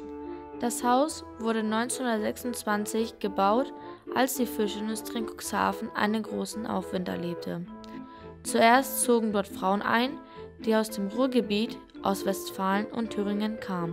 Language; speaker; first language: German; native; German